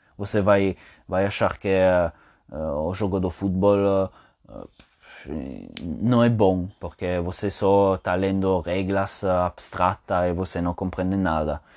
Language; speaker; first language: Portuguese; non-native, fluent; Italian